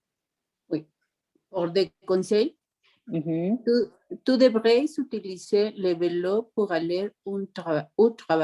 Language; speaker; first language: French; non-native, learner; Spanish